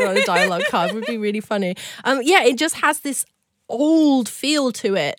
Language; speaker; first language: English; native; English